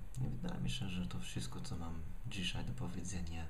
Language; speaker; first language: Polish; non-native, fluent; English